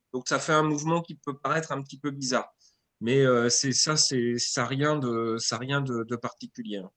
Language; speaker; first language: French; native; French